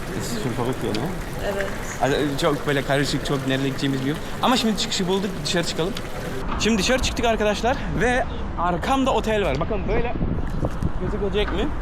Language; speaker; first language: Turkish; early bilingual, heritage; Turkish